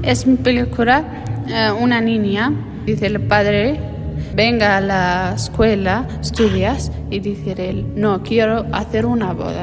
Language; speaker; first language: Spanish; non-native, learner; Arabic